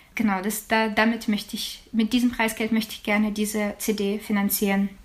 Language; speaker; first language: German; non-native, fluent; Ukrainian